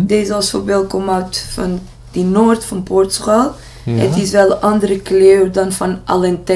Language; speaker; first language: Dutch; non-native, learner; Portuguese